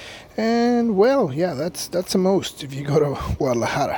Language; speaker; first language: English; non-native, fluent; Spanish